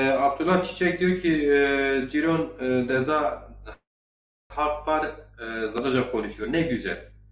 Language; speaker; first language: Turkish; non-native, local second language; Zaza